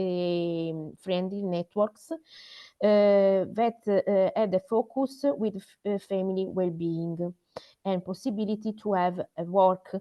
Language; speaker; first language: English; non-native, learner; Italian